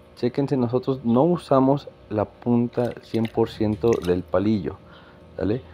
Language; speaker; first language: Spanish; native; Spanish